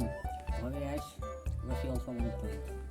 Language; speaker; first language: English; non-native, learner; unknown